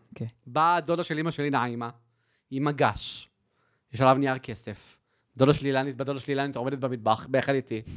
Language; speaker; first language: Hebrew; native; Hebrew